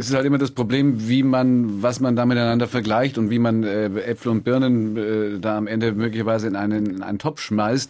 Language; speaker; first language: German; native; German